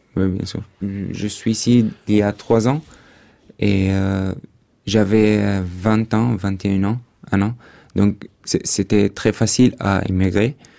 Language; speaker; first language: French; non-native, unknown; Arabic